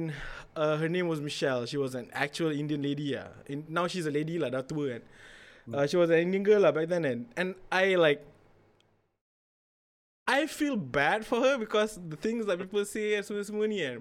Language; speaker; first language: English; non-native, local second language; Malay